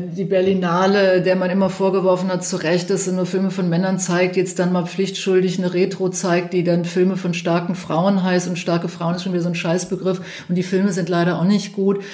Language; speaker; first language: German; native; German